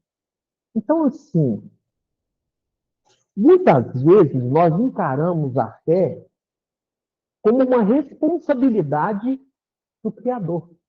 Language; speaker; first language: Portuguese; native; Portuguese